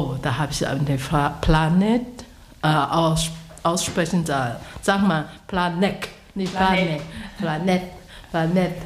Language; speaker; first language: German; non-native, learner; Chinese